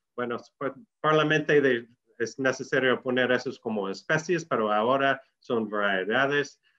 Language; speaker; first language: Spanish; non-native, learner; English